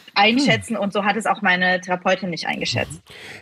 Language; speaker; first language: German; native; German